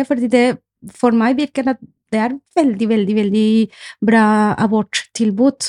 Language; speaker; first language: Norwegian; non-native, fluent; Spanish